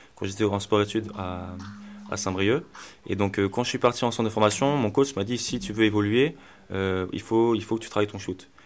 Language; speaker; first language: French; native; French